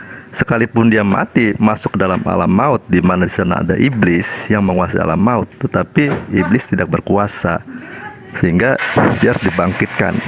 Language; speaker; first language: Indonesian; native; Indonesian